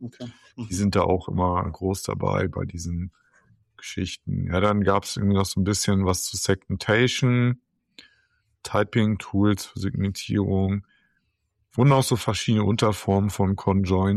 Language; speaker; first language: German; native; German